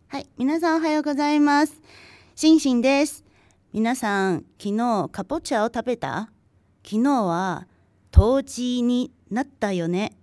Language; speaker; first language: Japanese; non-native, fluent; Chinese